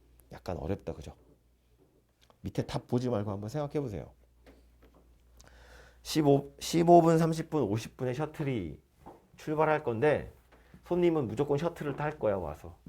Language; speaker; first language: Korean; native; Korean